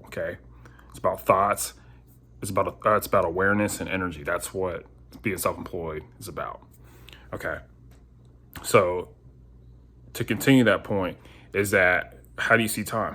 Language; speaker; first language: English; native; English